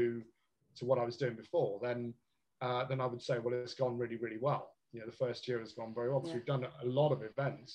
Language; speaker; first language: English; native; English